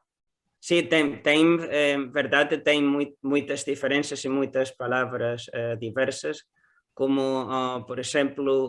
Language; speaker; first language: Portuguese; non-native, learner; Spanish